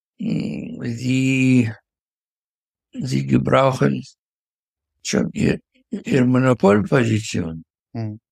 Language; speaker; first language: German; non-native, fluent; Russian